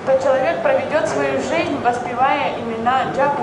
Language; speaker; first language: Russian; native; Russian